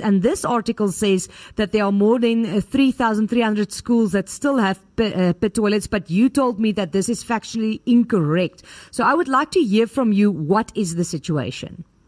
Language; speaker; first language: English; non-native, local second language; Afrikaans